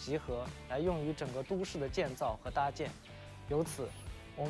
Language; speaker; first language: Chinese; native; Chinese